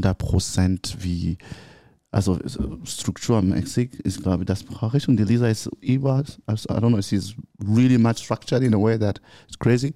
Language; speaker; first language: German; non-native, learner; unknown